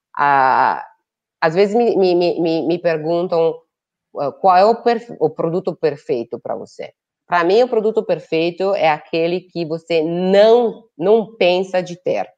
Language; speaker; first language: Portuguese; non-native, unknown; Italian